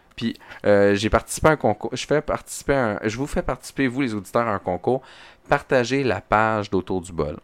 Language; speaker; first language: French; native; French